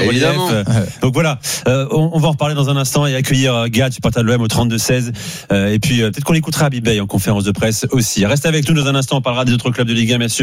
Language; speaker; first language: French; native; French